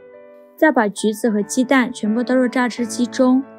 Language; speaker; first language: Chinese; native; Chinese